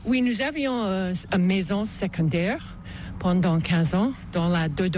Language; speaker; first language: French; non-native, fluent; English